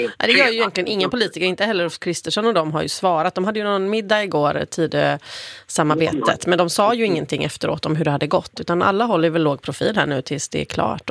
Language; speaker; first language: Swedish; native; Swedish